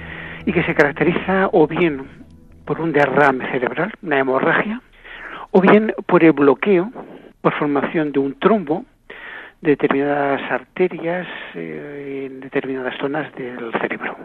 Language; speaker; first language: Spanish; native; Spanish